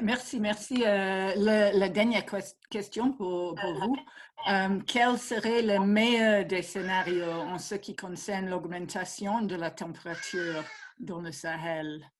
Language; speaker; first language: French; non-native, fluent; English